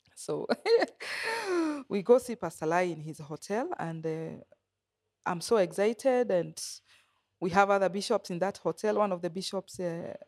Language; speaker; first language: English; non-native, local second language; Kikuyu